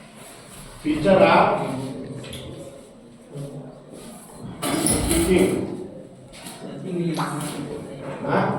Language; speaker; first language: English; non-native, local second language; Hindi